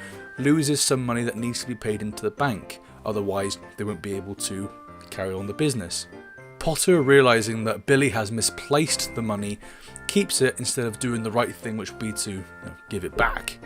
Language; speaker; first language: English; native; English